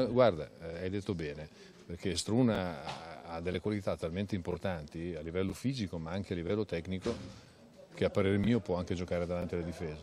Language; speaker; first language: Italian; native; Italian